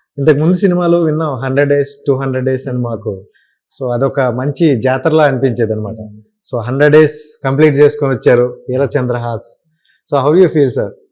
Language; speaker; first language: Telugu; native; Telugu